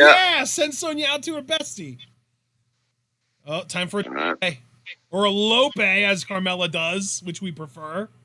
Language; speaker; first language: English; native; English